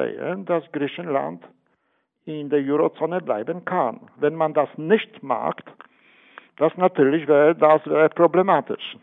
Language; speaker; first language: German; non-native, fluent; Polish